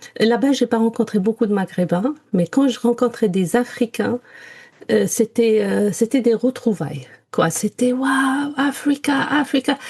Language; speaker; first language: French; non-native, local second language; Arabic